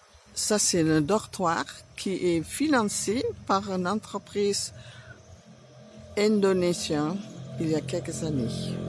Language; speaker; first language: French; non-native, fluent; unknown